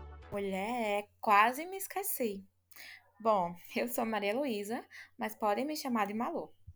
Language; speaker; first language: Portuguese; native; Portuguese